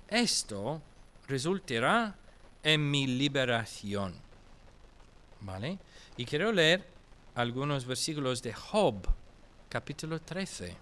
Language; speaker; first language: Spanish; non-native, fluent; English